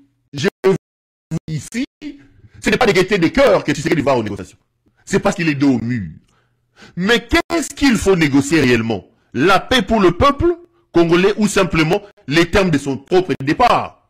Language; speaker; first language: French; non-native, local second language; Lingala